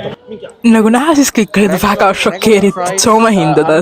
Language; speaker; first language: Estonian; native; Estonian